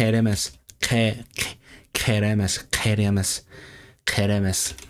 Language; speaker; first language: Uzbek; non-native, learner; Cantonese